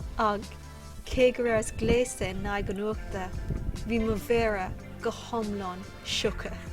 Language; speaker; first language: Irish; non-native, local second language; English